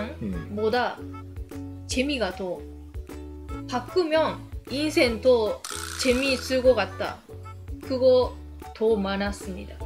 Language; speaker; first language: Korean; non-native, learner; Japanese